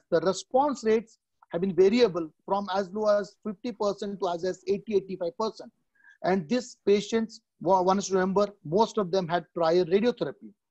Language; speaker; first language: English; non-native, local second language; Odia